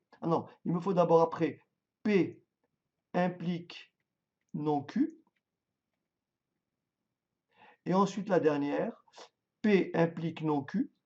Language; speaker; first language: French; native; French